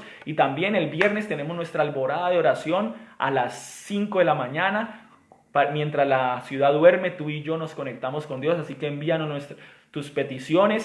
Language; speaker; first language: Spanish; native; Spanish